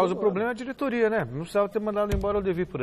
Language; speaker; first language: Portuguese; native; Portuguese